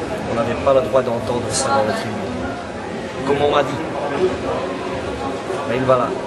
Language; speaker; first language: French; non-native, local second language; Dutch